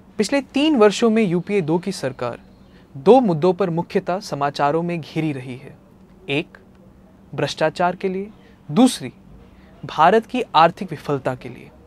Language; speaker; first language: Hindi; native; Hindi